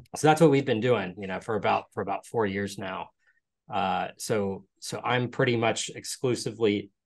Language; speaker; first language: English; native; English